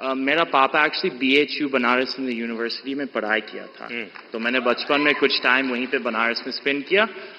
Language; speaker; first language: Hindi; non-native, fluent; English